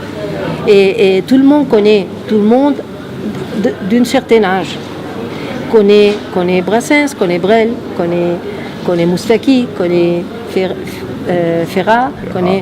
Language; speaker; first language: French; non-native, fluent; Spanish